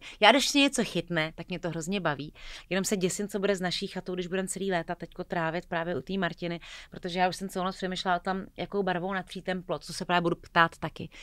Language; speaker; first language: Czech; native; Czech